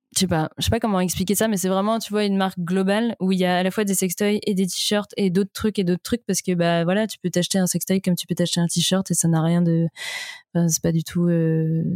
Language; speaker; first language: French; native; French